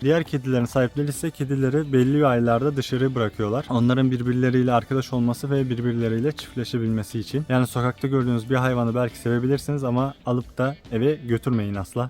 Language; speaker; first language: Turkish; native; Turkish